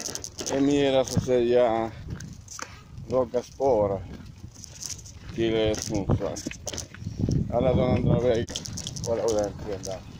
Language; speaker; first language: Swedish; non-native, learner; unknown